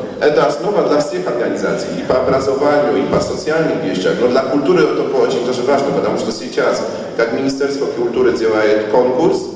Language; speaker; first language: Polish; non-native, learner; Russian